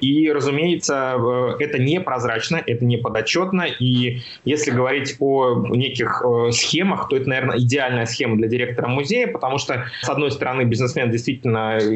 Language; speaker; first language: Russian; native; Russian